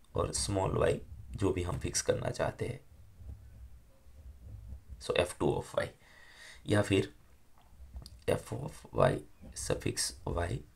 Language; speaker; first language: Hindi; non-native, local second language; Gujarati